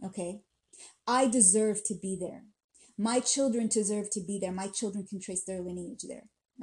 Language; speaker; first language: English; native; English